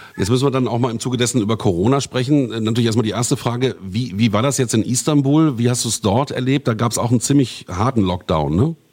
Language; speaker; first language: German; native; German